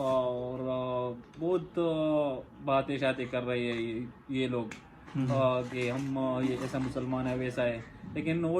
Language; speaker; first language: Hindi; non-native, local second language; Pashto